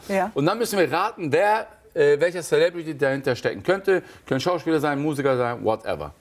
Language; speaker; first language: German; early bilingual, other home language; Turkish